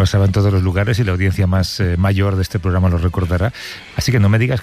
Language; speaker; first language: Spanish; native; Spanish